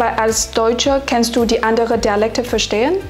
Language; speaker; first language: German; non-native, learner; Chinese